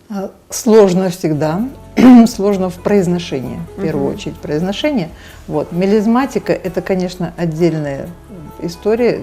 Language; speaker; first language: Russian; native; Russian